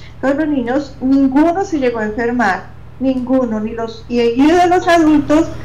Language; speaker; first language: Spanish; native; Spanish